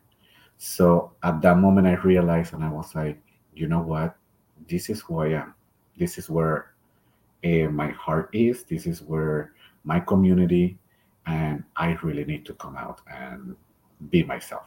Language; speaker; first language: English; non-native, fluent; Spanish